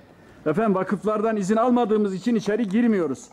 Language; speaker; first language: Turkish; native; Turkish